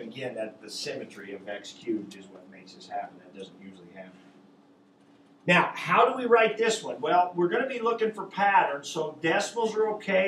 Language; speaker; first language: English; native; English